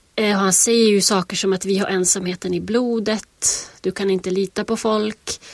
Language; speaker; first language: Swedish; native; Swedish